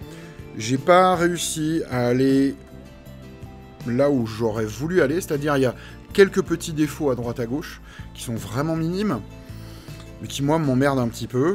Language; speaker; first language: French; native; French